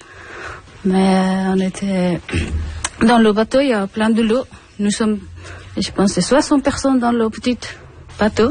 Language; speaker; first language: French; non-native, learner; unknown